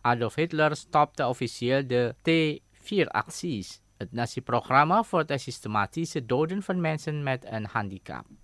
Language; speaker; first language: Dutch; non-native, fluent; Indonesian